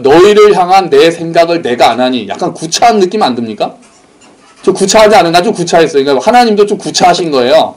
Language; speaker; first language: Korean; native; Korean